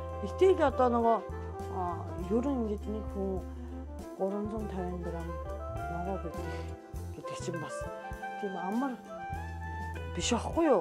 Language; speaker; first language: Mongolian; non-native, fluent; Japanese